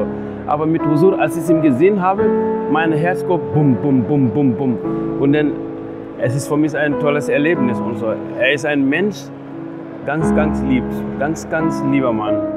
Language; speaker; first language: German; non-native, learner; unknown